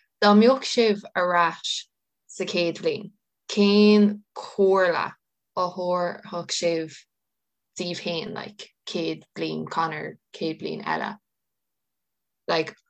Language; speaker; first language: Irish; non-native, local second language; English